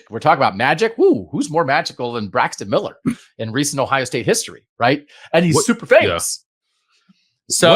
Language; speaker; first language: English; native; English